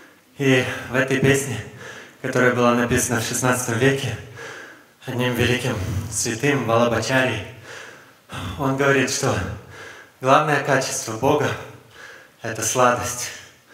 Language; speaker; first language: Russian; native; Russian